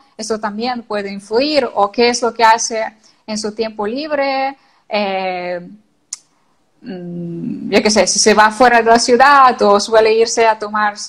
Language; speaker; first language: Spanish; non-native, fluent; Ukrainian